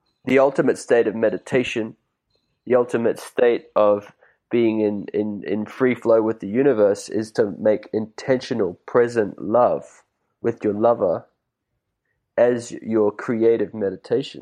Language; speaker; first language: English; native; English